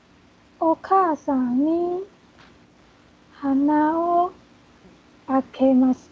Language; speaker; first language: Japanese; non-native, learner; Chinese